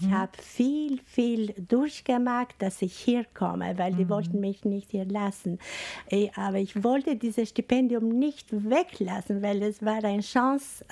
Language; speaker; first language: German; non-native, fluent; Albanian